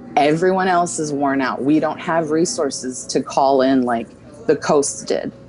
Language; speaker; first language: English; native; English